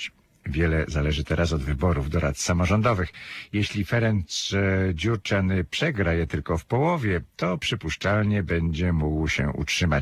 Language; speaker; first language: Polish; native; Polish